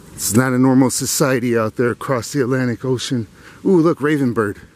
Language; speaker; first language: English; native; English